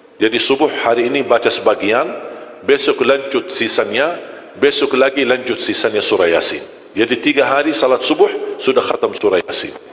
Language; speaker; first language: Malay; non-native, fluent; Arabic